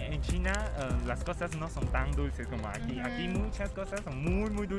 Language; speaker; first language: Spanish; non-native, fluent; Chinese